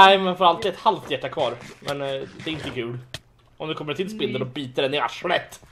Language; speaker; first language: Swedish; native; Swedish